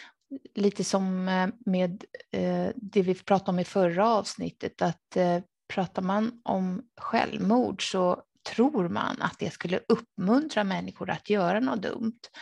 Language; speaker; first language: Swedish; native; Swedish